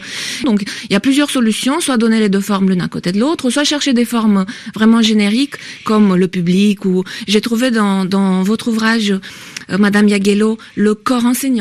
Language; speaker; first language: French; native; French